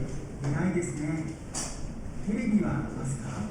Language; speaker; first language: Japanese; non-native, learner; Indonesian